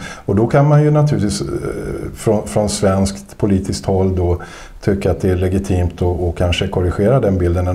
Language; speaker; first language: Swedish; native; Swedish